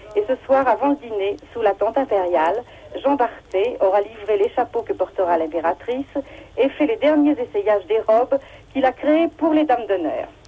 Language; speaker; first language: French; native; French